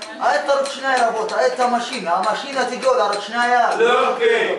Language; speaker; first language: Russian; non-native, learner; Arabic